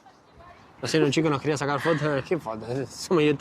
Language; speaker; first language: Spanish; native; Spanish